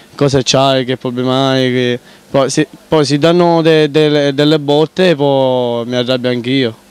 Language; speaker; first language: Italian; native; Italian